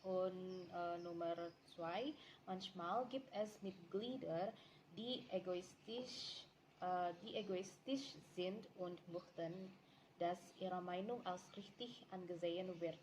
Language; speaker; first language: German; non-native, learner; Indonesian